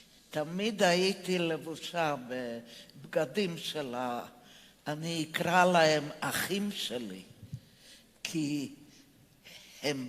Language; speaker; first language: Hebrew; non-native, fluent; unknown